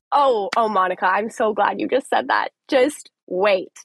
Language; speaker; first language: English; native; English